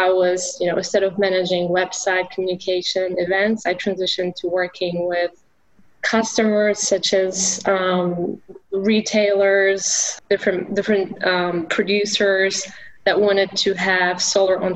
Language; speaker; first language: English; non-native, fluent; Polish